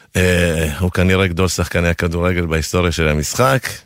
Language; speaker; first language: Hebrew; non-native, fluent; Spanish